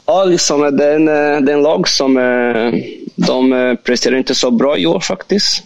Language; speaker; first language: Swedish; non-native, learner; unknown